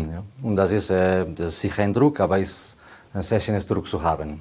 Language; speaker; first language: German; non-native, learner; Spanish